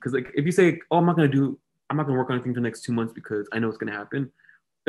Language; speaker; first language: English; native; English